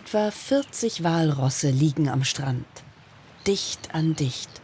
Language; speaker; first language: German; native; German